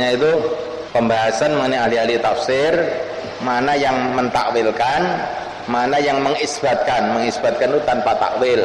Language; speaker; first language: Indonesian; native; Indonesian